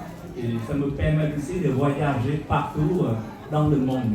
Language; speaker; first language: French; non-native, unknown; Khmer